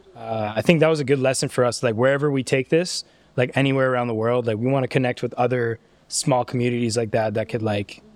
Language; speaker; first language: English; native; English